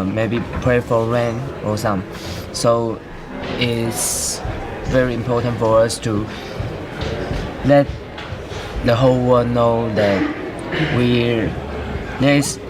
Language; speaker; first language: English; non-native, learner; Chinese